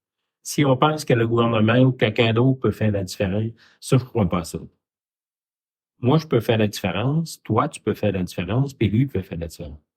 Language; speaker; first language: French; native; French